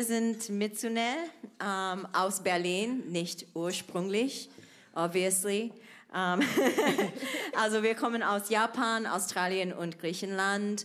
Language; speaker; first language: German; non-native, fluent; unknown